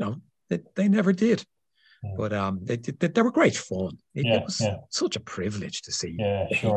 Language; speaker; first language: English; native; English